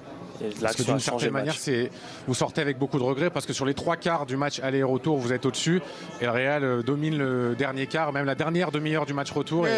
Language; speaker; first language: French; native; French